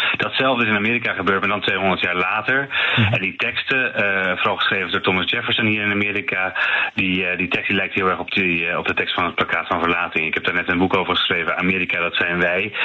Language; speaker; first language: Dutch; non-native, fluent; English